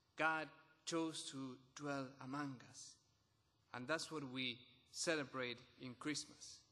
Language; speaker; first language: English; non-native, fluent; Spanish